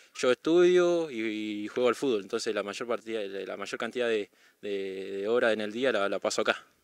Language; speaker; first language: Spanish; native; Spanish